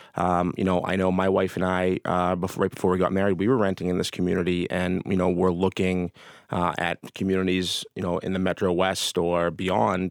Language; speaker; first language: English; native; English